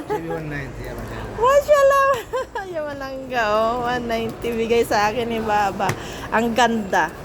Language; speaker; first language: Filipino; non-native, local second language; Cebuano